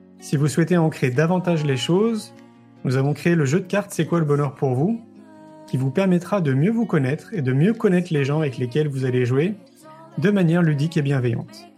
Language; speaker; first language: French; native; French